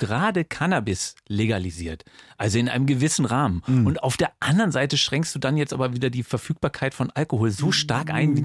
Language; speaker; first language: German; native; German